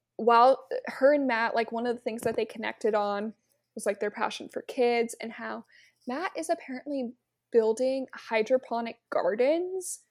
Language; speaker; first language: English; native; English